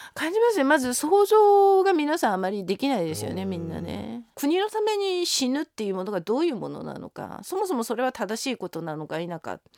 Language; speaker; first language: Japanese; non-native, fluent; Korean